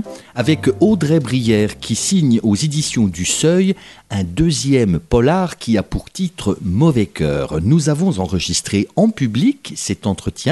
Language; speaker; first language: French; native; French